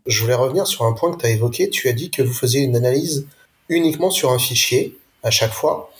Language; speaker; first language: French; native; French